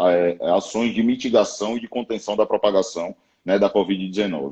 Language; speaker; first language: Portuguese; native; Portuguese